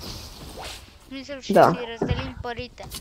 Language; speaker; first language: Bulgarian; native; Bulgarian